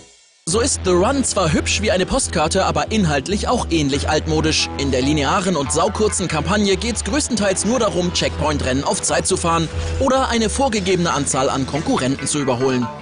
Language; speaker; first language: German; native; German